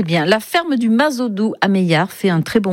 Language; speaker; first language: French; native; French